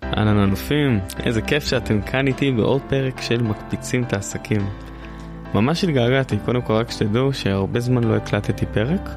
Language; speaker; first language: Hebrew; native; Hebrew